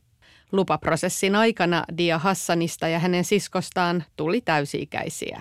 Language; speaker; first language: Finnish; native; Finnish